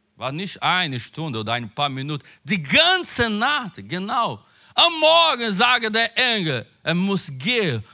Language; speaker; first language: German; non-native, learner; Portuguese